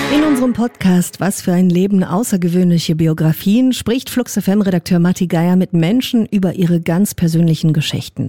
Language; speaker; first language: German; native; German